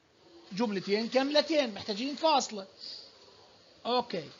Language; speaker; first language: Arabic; native; Arabic